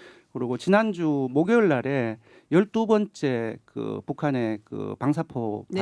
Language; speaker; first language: Korean; native; Korean